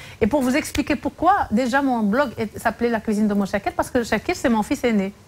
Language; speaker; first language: French; non-native, local second language; Arabic